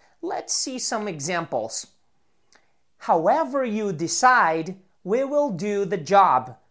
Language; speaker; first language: English; non-native, fluent; Portuguese